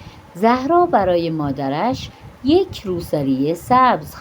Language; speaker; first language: Persian; non-native, fluent; Urdu